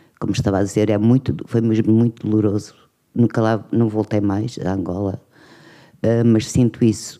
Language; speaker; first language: Portuguese; native; Portuguese